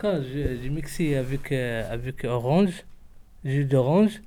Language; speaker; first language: French; non-native, learner; Arabic